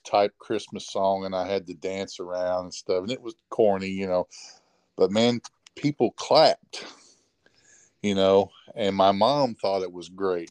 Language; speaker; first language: English; native; English